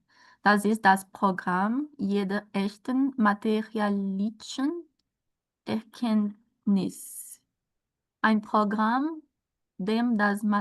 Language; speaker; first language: German; non-native, learner; Portuguese